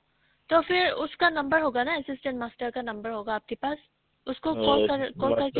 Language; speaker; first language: Urdu; native; Urdu